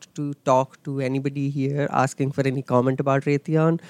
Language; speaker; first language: English; non-native, local second language; Hindi